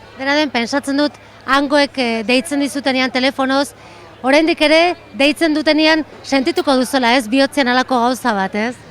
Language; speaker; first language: Basque; native; Basque